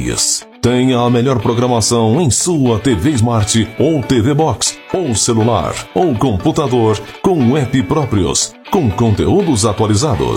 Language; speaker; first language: Portuguese; native; Portuguese